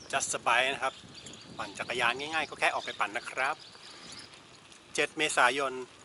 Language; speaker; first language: Thai; native; Thai